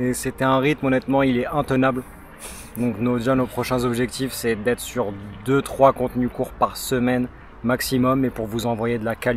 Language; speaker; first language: French; native; French